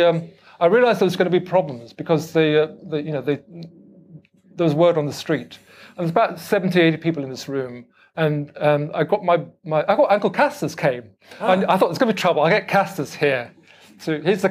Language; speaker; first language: English; native; English